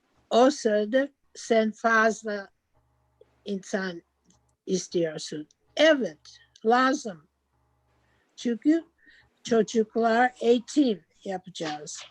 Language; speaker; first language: Turkish; non-native, learner; English